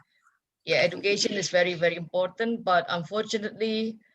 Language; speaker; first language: English; non-native, fluent; Indonesian